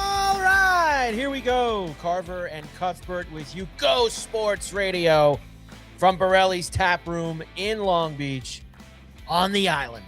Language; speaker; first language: English; native; English